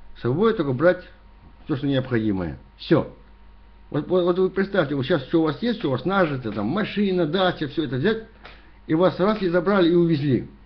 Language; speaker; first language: Russian; native; Russian